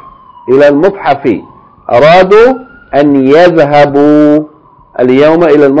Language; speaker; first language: Arabic; non-native, fluent; English